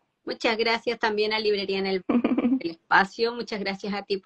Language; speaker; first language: Spanish; native; Spanish